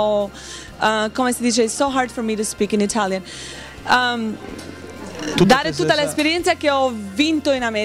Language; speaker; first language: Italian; non-native, learner; Albanian